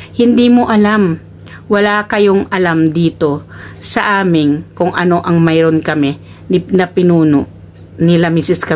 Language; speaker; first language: Filipino; non-native, local second language; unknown